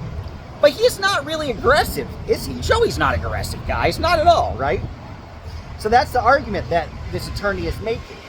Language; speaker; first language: English; native; English